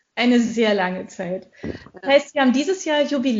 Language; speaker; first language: German; native; German